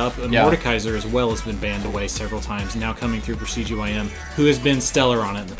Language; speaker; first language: English; native; English